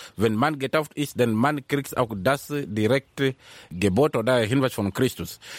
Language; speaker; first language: German; non-native, learner; Swahili